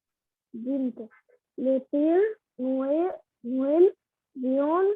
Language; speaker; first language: French; non-native, learner; Arabic